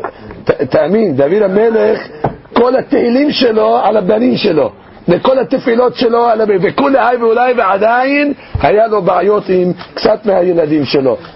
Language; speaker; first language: Hebrew; non-native, fluent; English